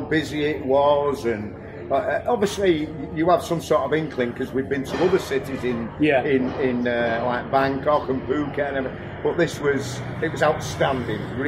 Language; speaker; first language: English; native; English